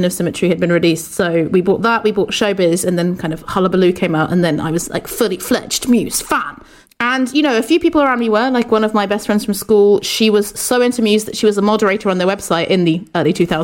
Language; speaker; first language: English; native; English